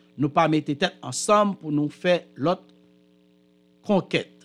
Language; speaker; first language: French; native; French